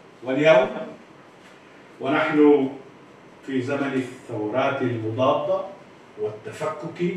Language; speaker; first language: Arabic; native; Arabic